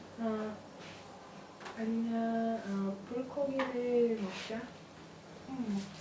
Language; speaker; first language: Korean; non-native, learner; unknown